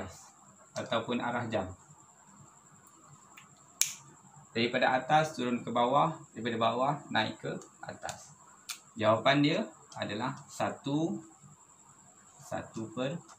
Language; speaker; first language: Malay; native; Malay